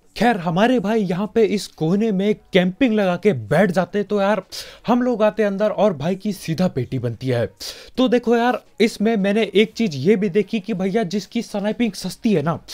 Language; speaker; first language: Hindi; native; Hindi